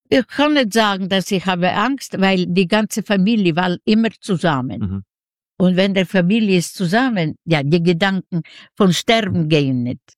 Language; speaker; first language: German; non-native, learner; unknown